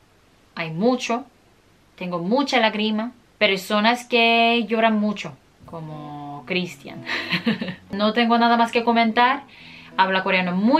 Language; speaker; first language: Spanish; non-native, fluent; Korean